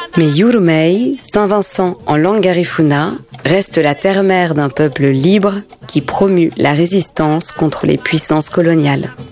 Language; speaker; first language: French; native; French